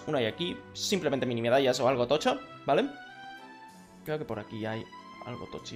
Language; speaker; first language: Spanish; native; Spanish